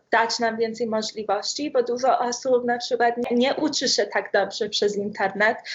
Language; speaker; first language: Polish; early bilingual, heritage; Polish